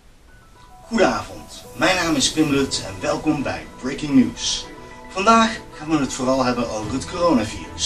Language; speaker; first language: Dutch; native; Dutch